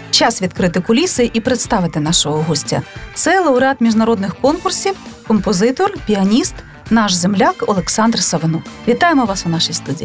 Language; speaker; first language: Ukrainian; native; Ukrainian